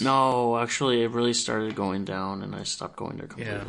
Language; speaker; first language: English; early bilingual, other home language; Spanish